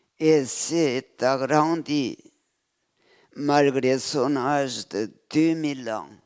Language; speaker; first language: French; non-native, fluent; Korean